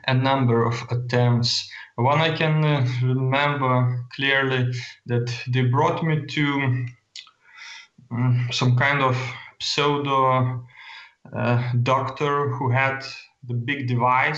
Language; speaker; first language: English; non-native, fluent; Lithuanian